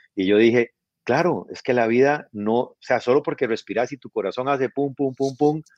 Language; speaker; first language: Spanish; native; Spanish